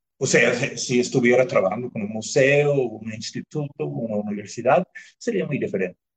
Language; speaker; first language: Spanish; non-native, fluent; English